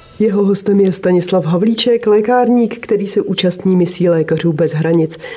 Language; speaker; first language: Czech; native; Czech